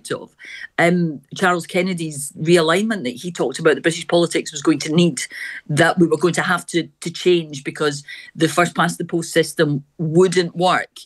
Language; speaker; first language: English; native; English